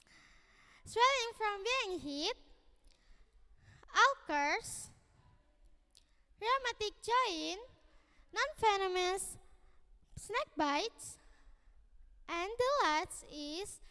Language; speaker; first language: English; non-native, learner; Indonesian